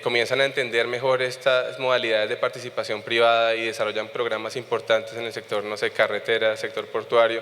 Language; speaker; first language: Spanish; native; Spanish